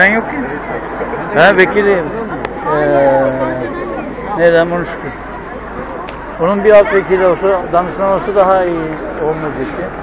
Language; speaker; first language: Turkish; native; Turkish